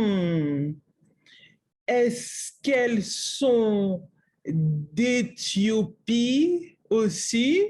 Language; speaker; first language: French; non-native, learner; English